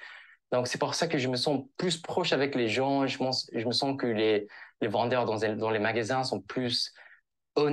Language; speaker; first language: French; non-native, fluent; Japanese